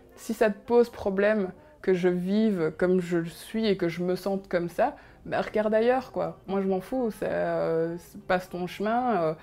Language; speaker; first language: French; early bilingual, other home language; Kinyarwanda